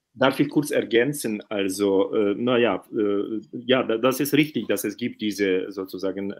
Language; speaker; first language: German; non-native, fluent; Ukrainian